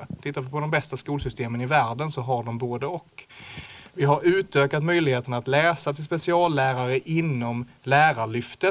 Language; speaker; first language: Swedish; native; Swedish